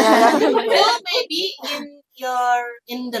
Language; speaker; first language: English; non-native, learner; Indonesian